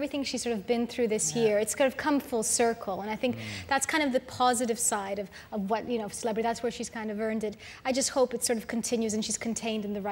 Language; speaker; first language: English; native; English